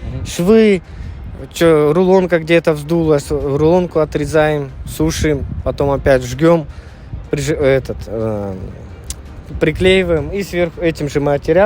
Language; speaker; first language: Russian; native; Russian